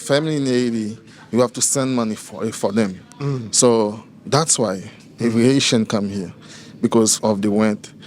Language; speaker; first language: English; non-native, learner; Haitian Creole